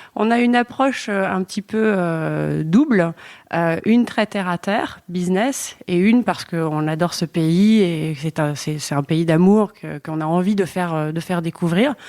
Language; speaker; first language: French; native; French